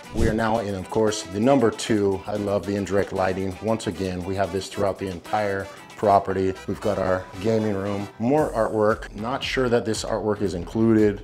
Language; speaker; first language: English; native; English